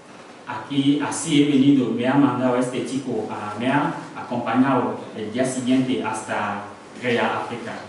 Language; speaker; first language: Spanish; non-native, learner; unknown